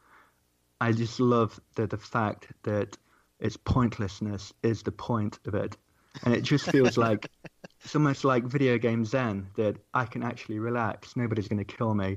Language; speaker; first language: English; native; English